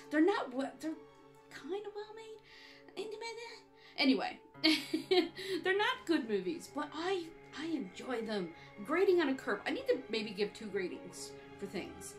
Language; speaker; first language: English; native; English